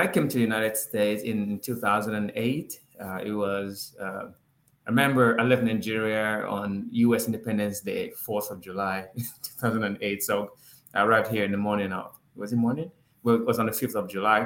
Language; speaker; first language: English; non-native, local second language; Yoruba